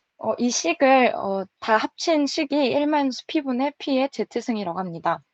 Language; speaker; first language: Korean; native; Korean